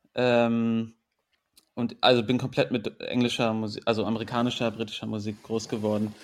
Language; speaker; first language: German; native; German